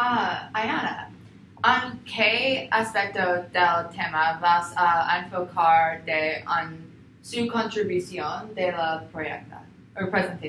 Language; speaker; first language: Spanish; non-native, learner; English